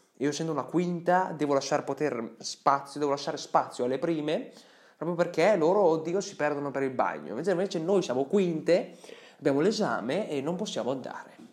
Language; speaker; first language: Italian; early bilingual, other home language; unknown